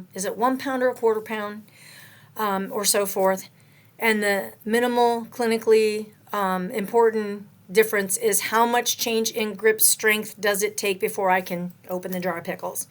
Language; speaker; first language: English; native; English